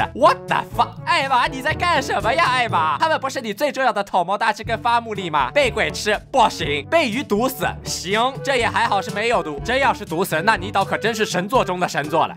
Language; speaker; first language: Chinese; native; Chinese